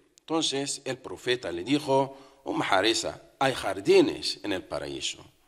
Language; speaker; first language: Spanish; non-native, fluent; Arabic